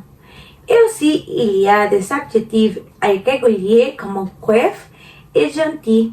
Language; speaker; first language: French; non-native, learner; Spanish